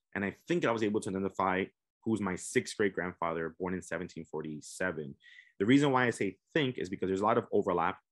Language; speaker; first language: English; native; English